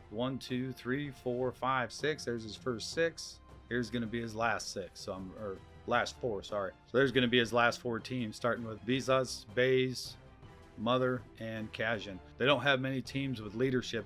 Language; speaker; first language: English; native; English